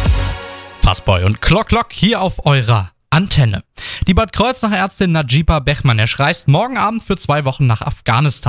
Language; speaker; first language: German; native; German